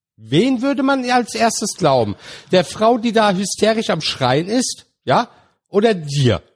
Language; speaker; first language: German; early bilingual, other home language; Turkish